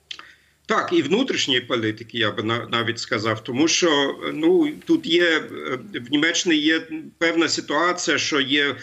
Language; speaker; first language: Ukrainian; non-native, fluent; German